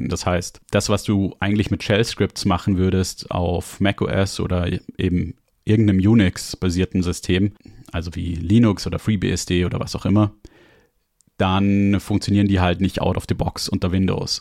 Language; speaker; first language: German; native; German